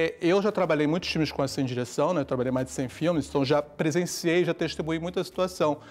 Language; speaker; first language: Portuguese; early bilingual, other home language; Chinese